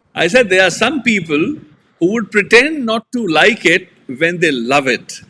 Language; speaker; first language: English; non-native, local second language; Punjabi